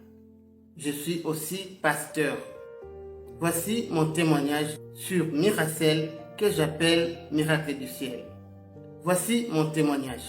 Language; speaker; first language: French; non-native, local second language; Lingala